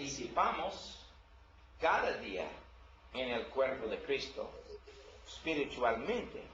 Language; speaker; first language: Spanish; non-native, learner; English